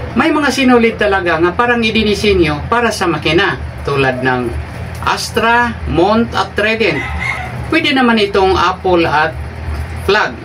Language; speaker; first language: Filipino; non-native, local second language; Cebuano